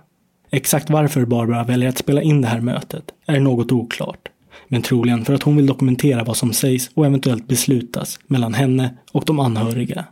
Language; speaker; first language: Swedish; native; Swedish